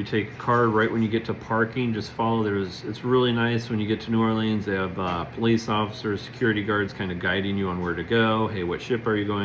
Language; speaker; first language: English; native; English